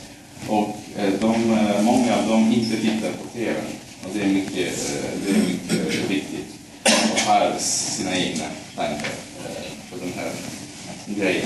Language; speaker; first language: Swedish; non-native, fluent; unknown